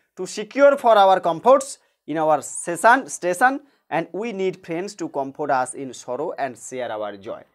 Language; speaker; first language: English; non-native, local second language; Bangla